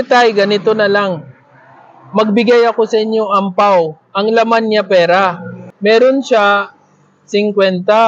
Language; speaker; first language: Filipino; non-native, learner; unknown